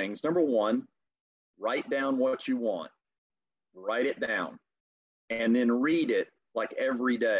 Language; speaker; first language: English; native; English